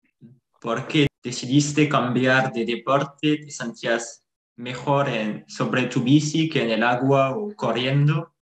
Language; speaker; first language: Spanish; non-native, fluent; French